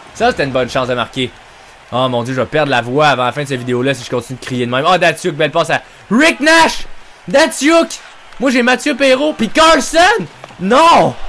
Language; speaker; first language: French; native; French